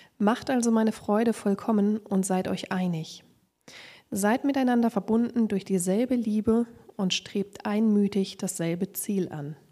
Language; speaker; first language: German; native; German